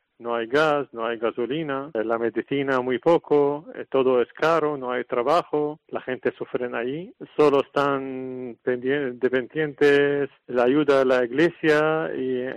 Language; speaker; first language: Spanish; non-native, learner; Arabic